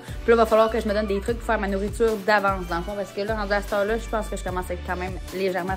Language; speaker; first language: French; native; French